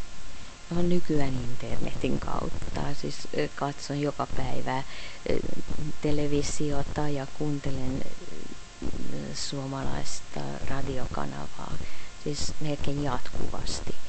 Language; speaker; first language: Finnish; non-native, fluent; Hungarian